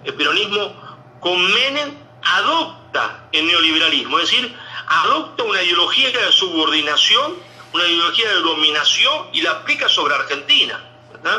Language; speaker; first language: Spanish; native; Spanish